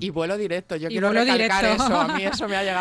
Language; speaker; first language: Spanish; native; Spanish